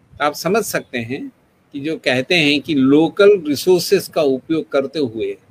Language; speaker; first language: Hindi; non-native, local second language; Gujarati